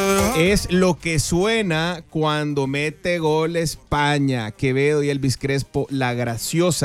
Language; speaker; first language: Spanish; native; Spanish